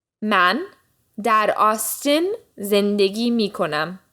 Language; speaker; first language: Persian; early bilingual, heritage; Persian